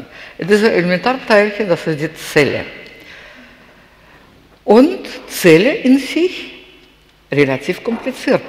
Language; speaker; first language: German; non-native, fluent; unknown